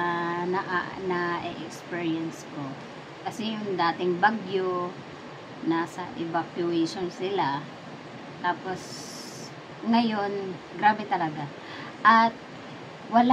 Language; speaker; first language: Filipino; non-native, local second language; Cebuano